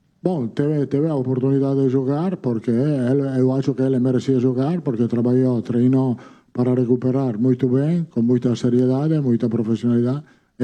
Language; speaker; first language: Portuguese; non-native, fluent; Italian